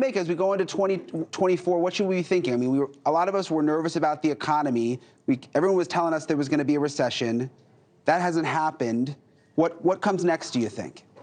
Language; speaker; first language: English; native; English